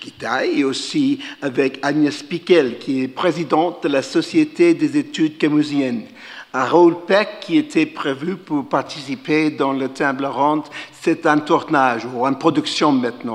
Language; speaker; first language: French; non-native, fluent; English